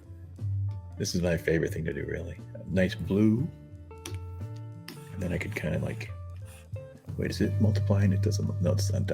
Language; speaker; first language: English; native; English